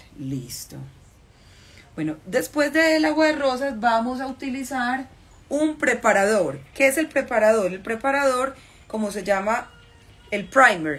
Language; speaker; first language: Spanish; native; Spanish